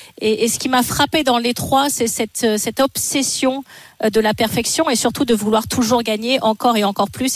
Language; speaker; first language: French; native; French